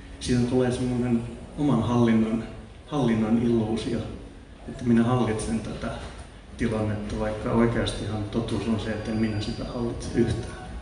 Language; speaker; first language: Finnish; non-native, local second language; Swedish